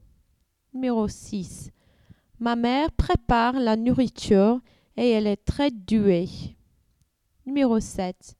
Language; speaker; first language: French; non-native, learner; English